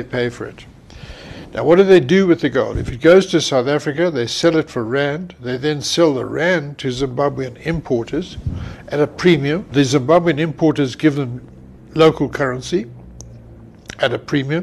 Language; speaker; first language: English; native; English